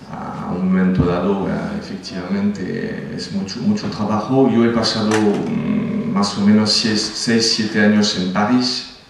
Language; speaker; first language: Spanish; non-native, fluent; French